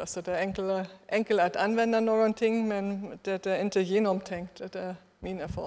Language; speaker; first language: Swedish; non-native, fluent; German